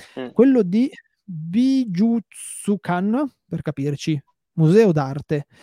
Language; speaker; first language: Italian; native; Italian